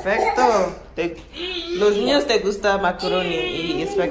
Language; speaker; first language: Spanish; non-native, learner; English